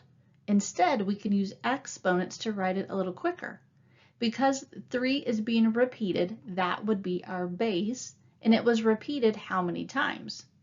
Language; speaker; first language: English; native; English